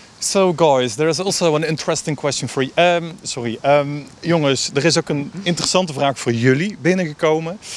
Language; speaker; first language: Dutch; native; Dutch